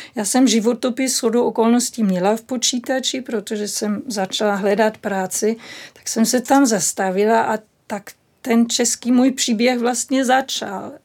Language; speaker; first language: Czech; non-native, fluent; German